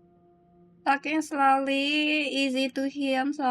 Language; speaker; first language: English; non-native, learner; Vietnamese